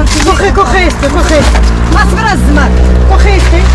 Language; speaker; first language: Spanish; non-native, learner; Arabic